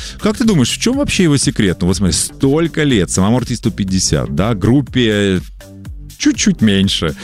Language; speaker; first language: Russian; native; Russian